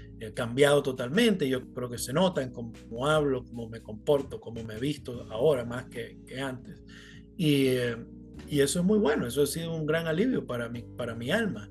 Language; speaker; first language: Spanish; native; Spanish